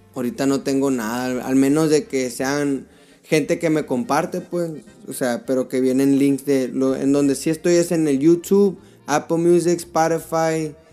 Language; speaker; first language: Spanish; early bilingual, heritage; Spanish